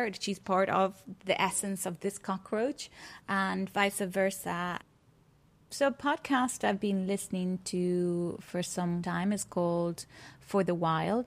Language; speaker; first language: English; native; English